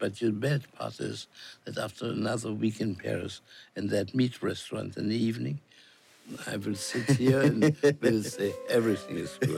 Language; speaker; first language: English; non-native, fluent; German